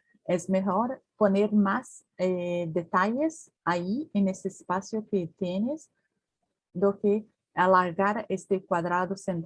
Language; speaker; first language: Spanish; non-native, learner; Portuguese